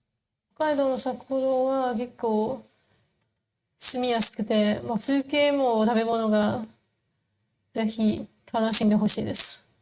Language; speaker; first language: Japanese; non-native, fluent; Chinese